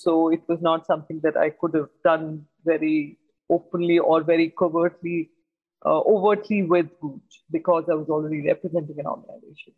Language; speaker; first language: English; non-native, local second language; Hindi